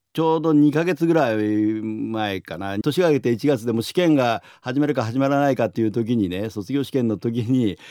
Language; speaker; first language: Japanese; native; Japanese